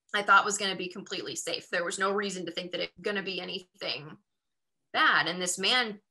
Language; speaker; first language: English; native; English